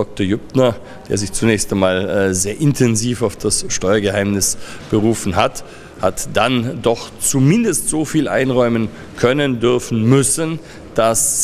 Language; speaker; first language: German; native; German